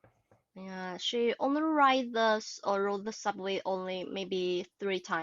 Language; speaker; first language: English; non-native, learner; Chinese